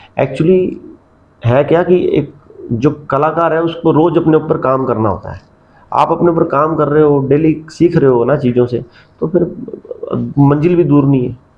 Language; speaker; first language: Hindi; non-native, local second language; Punjabi